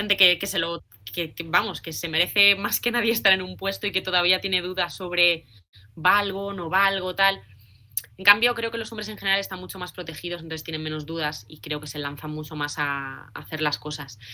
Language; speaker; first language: Spanish; native; Spanish